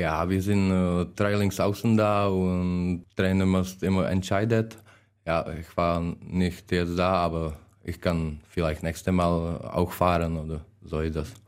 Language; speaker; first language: German; non-native, learner; Czech